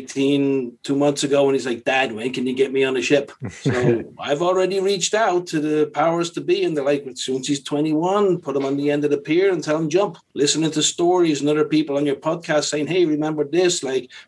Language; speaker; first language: English; native; English